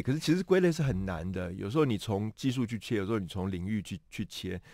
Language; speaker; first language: Chinese; native; Chinese